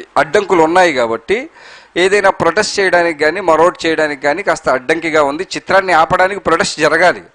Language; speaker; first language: Telugu; non-native, local second language; Urdu